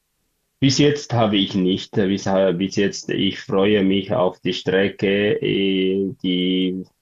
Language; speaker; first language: German; non-native, learner; Tigrinya